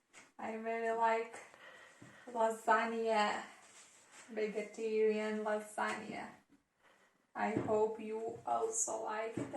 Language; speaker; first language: English; non-native, learner; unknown